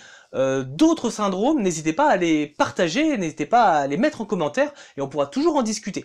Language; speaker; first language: French; native; French